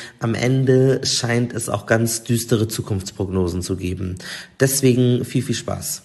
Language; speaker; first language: German; native; German